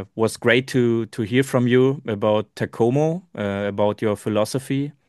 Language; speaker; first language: English; non-native, learner; German